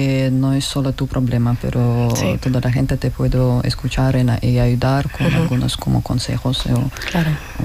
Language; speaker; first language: Spanish; non-native, learner; Russian